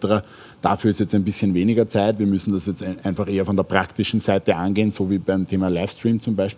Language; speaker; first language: German; native; German